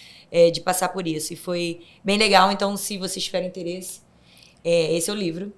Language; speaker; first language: Portuguese; native; Portuguese